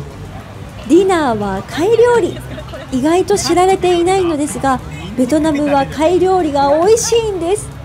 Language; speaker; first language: Japanese; native; Japanese